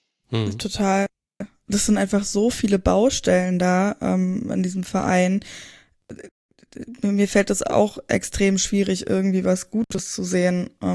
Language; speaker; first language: German; native; German